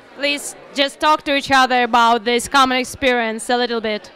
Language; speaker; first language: English; non-native, learner; Russian